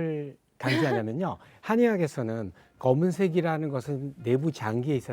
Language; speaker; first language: Korean; native; Korean